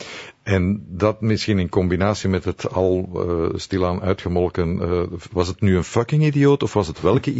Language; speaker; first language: Dutch; native; Dutch